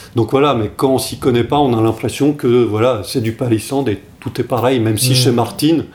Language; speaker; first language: French; native; French